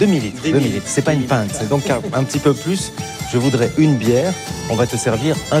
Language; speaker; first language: French; native; French